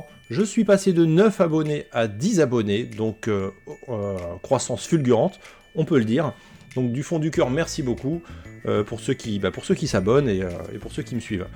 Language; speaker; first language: French; native; French